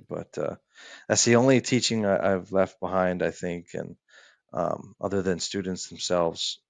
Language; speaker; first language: English; native; English